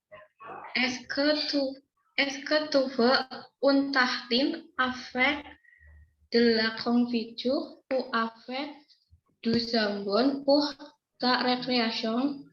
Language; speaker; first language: French; non-native, learner; Indonesian